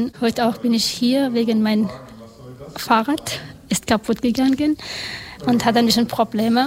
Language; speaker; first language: German; non-native, learner; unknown